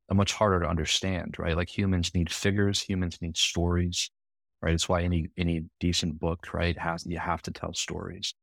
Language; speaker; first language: English; native; English